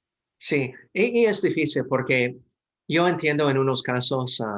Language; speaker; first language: Spanish; non-native, fluent; English